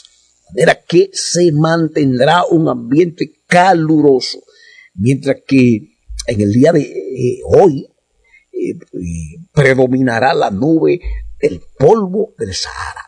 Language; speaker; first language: Spanish; native; Spanish